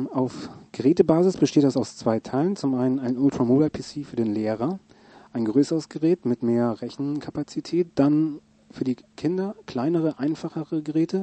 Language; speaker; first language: German; native; German